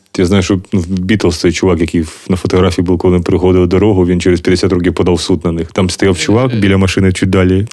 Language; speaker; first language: Ukrainian; native; Ukrainian